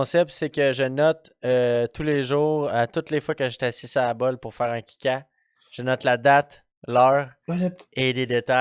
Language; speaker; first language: French; native; French